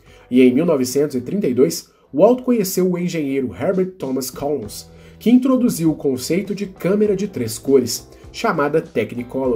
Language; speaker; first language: Portuguese; native; Portuguese